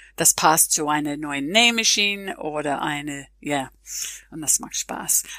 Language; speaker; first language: German; non-native, learner; English